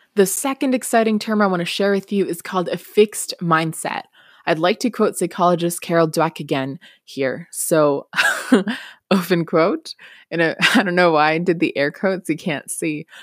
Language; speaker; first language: English; non-native, fluent; Spanish